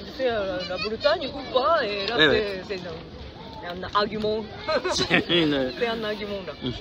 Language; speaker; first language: French; non-native, fluent; Japanese